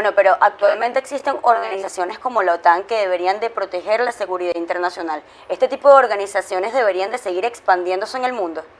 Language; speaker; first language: Spanish; native; Spanish